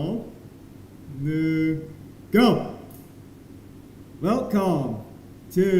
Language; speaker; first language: English; non-native, learner; Thai